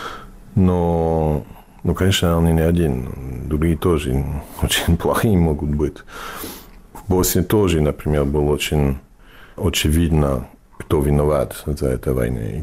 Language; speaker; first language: Russian; non-native, fluent; English